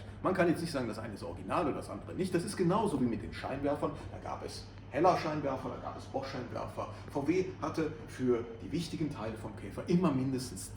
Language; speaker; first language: German; native; German